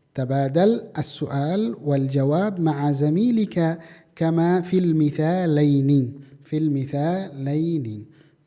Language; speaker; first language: Arabic; non-native, fluent; Indonesian